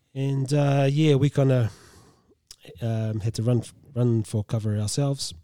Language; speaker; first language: English; native; English